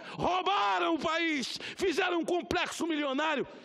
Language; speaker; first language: Portuguese; native; Portuguese